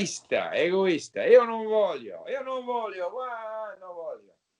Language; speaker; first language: Italian; non-native, learner; English